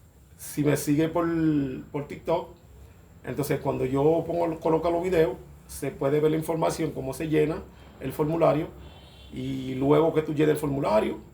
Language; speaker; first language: Spanish; non-native, fluent; Haitian Creole